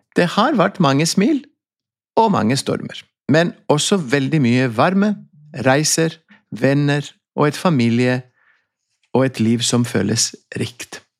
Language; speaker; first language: Norwegian; non-native, fluent; Greek